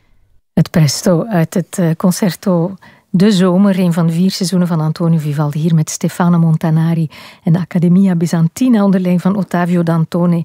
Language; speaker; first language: Dutch; native; Dutch